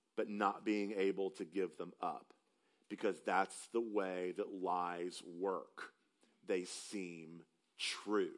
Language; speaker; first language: English; native; English